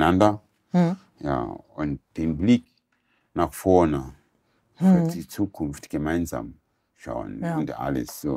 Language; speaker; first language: German; non-native, local second language; Portuguese